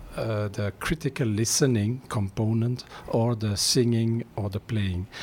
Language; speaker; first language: English; non-native, fluent; Dutch